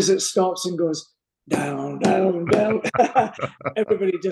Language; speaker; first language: English; native; English